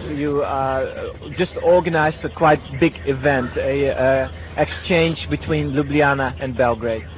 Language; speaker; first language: English; non-native, fluent; Dutch